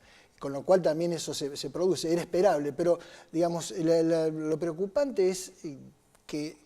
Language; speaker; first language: Spanish; native; Spanish